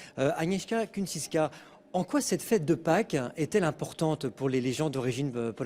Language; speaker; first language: French; native; French